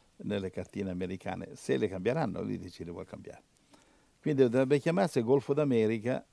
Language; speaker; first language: Italian; native; Italian